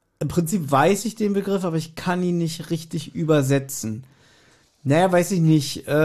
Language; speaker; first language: German; native; German